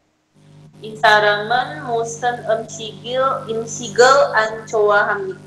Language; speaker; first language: Korean; non-native, learner; Indonesian